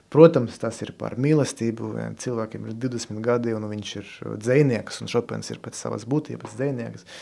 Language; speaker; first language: Latvian; non-native, local second language; Russian